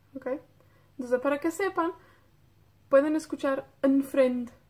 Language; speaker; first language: Spanish; non-native, fluent; Welsh